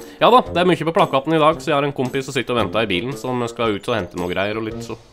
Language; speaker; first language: Norwegian; native; Norwegian